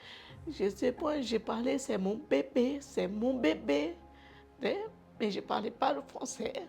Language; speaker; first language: French; non-native, learner; Portuguese